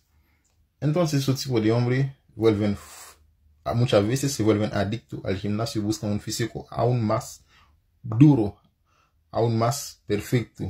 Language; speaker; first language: Spanish; non-native, fluent; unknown